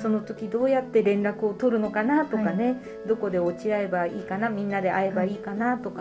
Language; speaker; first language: Japanese; native; Japanese